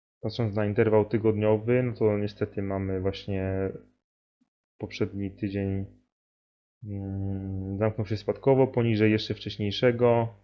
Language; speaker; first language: Polish; native; Polish